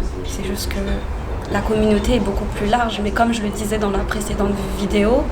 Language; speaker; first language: French; early bilingual, other home language; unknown